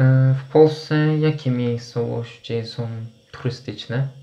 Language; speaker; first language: Polish; non-native, fluent; Turkish